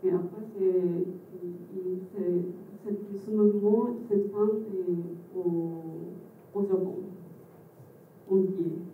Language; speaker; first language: French; non-native, fluent; Japanese